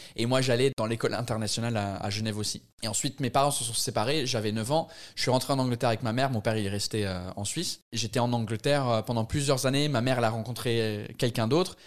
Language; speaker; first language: French; non-native, fluent; English